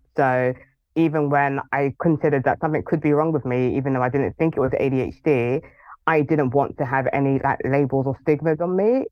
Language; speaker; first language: English; early bilingual, other home language; Yoruba